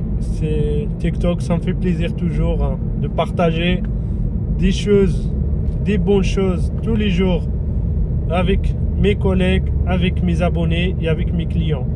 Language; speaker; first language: French; non-native, fluent; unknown